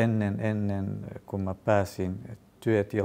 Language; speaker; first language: Finnish; non-native, fluent; Kurdish